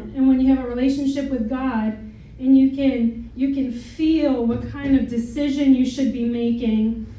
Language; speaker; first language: English; native; English